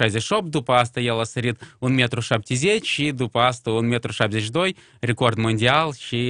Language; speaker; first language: Romanian; non-native, local second language; Russian